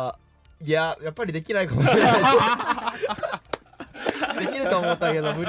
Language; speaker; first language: Japanese; non-native, fluent; English